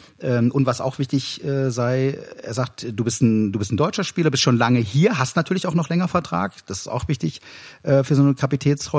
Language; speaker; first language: German; native; German